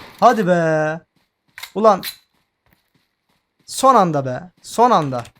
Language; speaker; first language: Turkish; native; Turkish